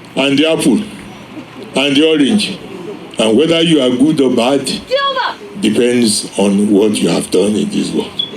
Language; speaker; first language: English; non-native, local second language; Yoruba